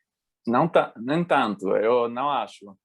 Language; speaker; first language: Portuguese; non-native, fluent; English